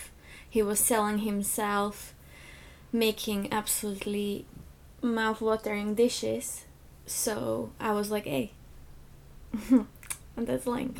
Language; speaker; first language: English; non-native, fluent; Slovak